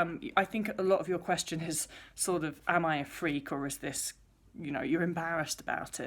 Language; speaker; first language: English; native; English